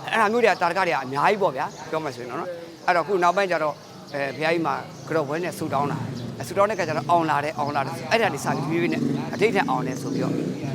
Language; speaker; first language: Burmese; native; Burmese